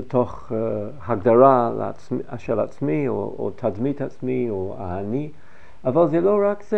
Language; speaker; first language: Hebrew; non-native, fluent; English